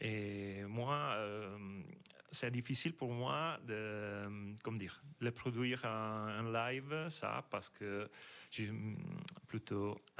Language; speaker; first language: French; non-native, fluent; Italian